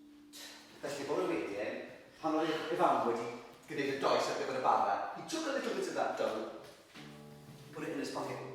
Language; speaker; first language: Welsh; non-native, fluent; English